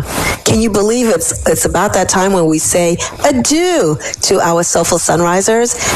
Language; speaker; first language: English; native; English